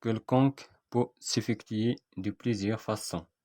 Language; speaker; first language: French; non-native, local second language; Arabic